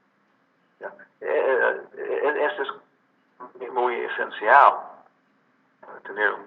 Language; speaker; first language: Spanish; non-native, learner; English